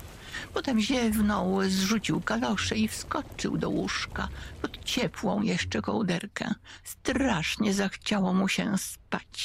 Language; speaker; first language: Polish; native; Polish